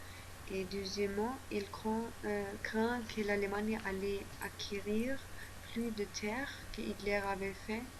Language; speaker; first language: French; non-native, learner; German